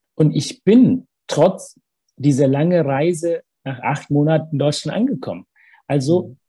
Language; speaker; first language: German; early bilingual, other home language; Tamil